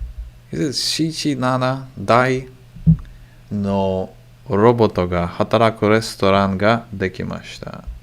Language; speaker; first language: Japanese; non-native, learner; English